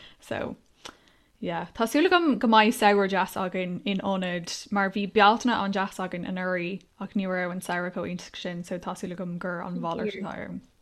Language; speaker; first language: Irish; non-native, local second language; English